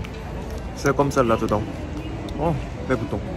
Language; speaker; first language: French; non-native, fluent; Korean